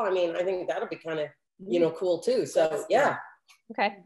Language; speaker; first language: English; native; English